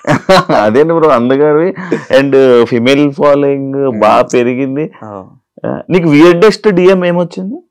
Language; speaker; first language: Telugu; native; Telugu